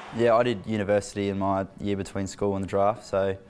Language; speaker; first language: English; native; English